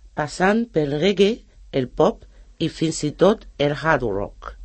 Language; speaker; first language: Catalan; non-native, learner; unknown